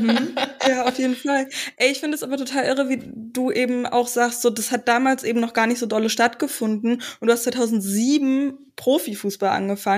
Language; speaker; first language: German; native; German